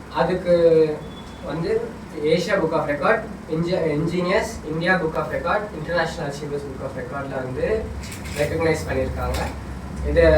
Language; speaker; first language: Tamil; native; Tamil